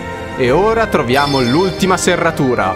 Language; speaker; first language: Italian; native; Italian